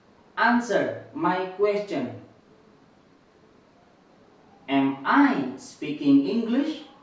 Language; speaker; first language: English; non-native, fluent; Indonesian